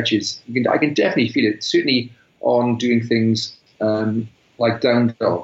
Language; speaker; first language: English; native; English